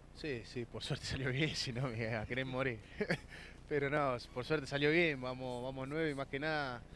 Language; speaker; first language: Spanish; native; Spanish